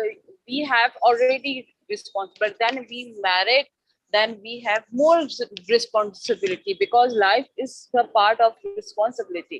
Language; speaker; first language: English; non-native, learner; Urdu